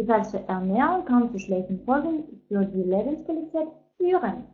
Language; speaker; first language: German; non-native, fluent; Russian